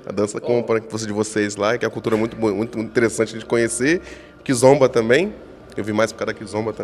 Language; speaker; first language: Portuguese; native; Portuguese